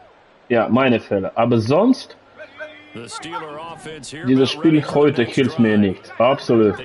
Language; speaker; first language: German; non-native, learner; Russian